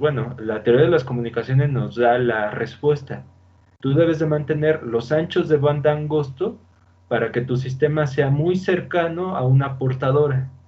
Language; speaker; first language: Spanish; native; Spanish